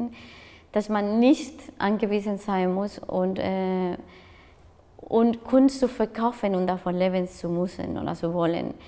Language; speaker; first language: German; non-native, fluent; Spanish